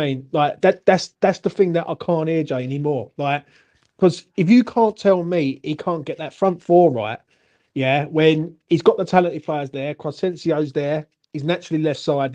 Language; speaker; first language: English; native; English